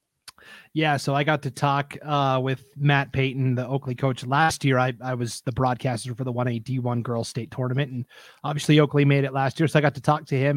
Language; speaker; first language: English; native; English